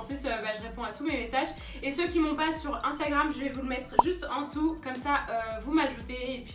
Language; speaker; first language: French; native; French